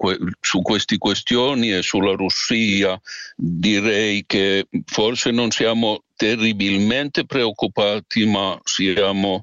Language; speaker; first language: Italian; non-native, fluent; Finnish